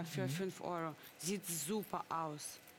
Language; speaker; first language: German; non-native, fluent; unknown